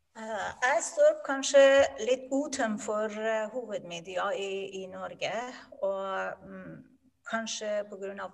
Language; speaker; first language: Norwegian; non-native, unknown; Persian